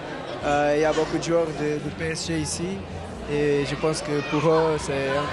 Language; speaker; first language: French; non-native, learner; Portuguese